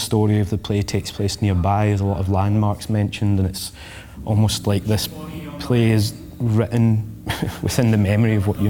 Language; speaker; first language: English; native; English